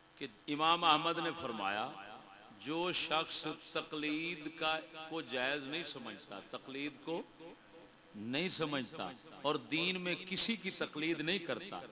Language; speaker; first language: Urdu; non-native, local second language; Punjabi